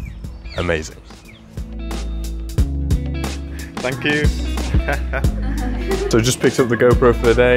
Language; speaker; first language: English; native; English